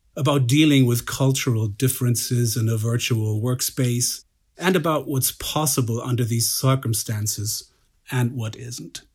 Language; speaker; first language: English; non-native, fluent; German